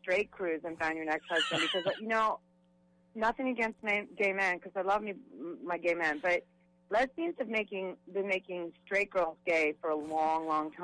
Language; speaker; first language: English; native; English